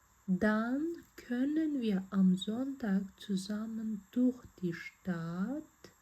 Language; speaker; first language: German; non-native, fluent; Azerbaijani